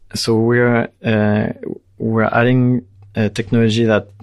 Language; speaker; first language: English; non-native, fluent; French